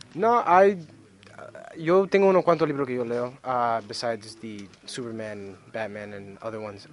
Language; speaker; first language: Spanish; early bilingual, heritage; Spanish